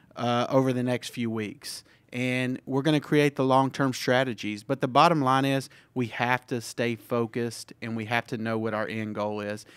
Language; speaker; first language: English; native; English